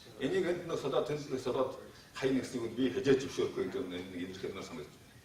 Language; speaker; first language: Mongolian; native; Mongolian